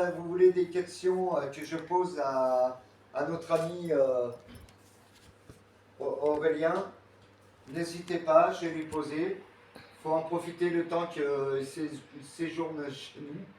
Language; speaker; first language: French; native; French